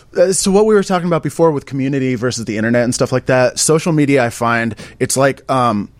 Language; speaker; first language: English; native; English